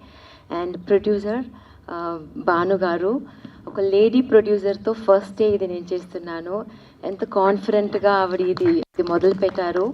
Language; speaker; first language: Telugu; non-native, learner; Tamil